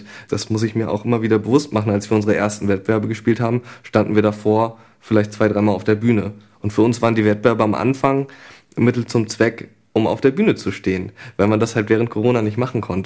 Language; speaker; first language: German; native; German